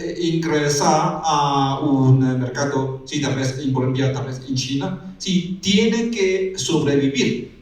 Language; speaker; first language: Spanish; non-native, learner; Chinese